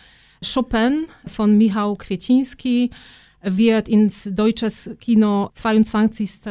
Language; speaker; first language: German; non-native, fluent; Polish